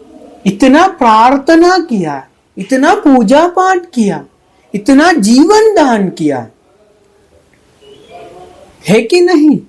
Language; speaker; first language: Hindi; non-native, fluent; Sinhala